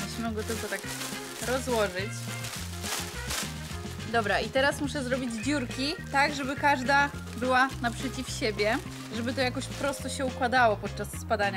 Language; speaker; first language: Polish; native; Polish